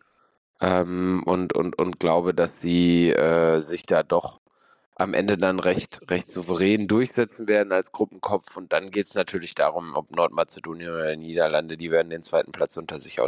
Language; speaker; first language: German; native; German